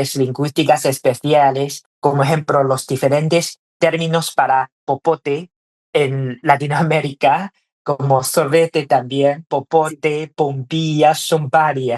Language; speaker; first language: Spanish; non-native, fluent; Chinese